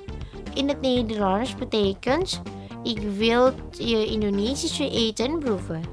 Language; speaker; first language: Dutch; non-native, fluent; Indonesian